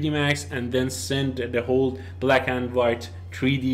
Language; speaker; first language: English; non-native, learner; Persian